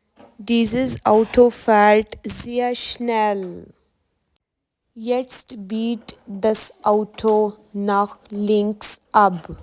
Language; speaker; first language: German; non-native, learner; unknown